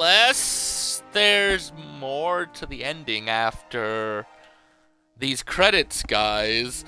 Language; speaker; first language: English; native; English